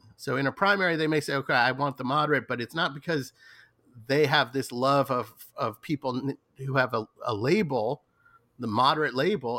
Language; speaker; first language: English; native; English